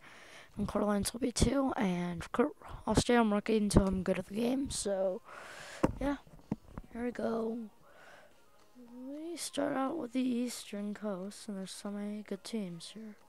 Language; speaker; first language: English; native; English